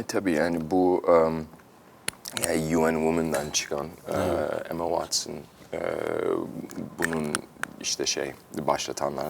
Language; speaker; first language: Turkish; early bilingual, heritage; Turkish